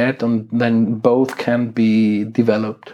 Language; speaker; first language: English; non-native, fluent; German